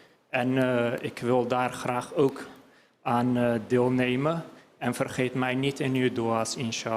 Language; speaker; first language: Dutch; early bilingual, other home language; Turkish